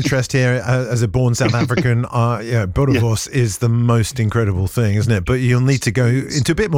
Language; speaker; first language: English; native; English